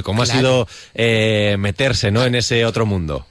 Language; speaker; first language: Spanish; native; Spanish